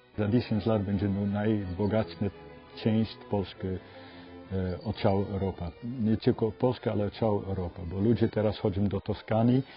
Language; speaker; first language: Polish; non-native, learner; Dutch